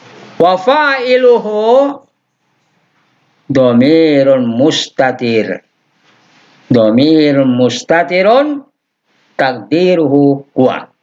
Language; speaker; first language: Arabic; non-native, fluent; Indonesian